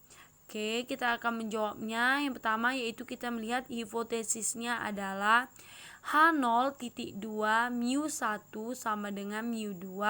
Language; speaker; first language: Indonesian; native; Indonesian